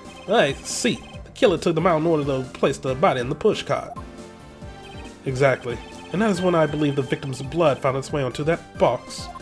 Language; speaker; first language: English; native; English